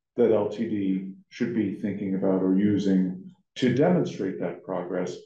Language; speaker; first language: English; native; English